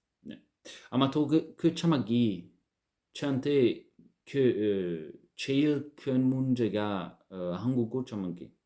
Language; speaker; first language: Korean; non-native, learner; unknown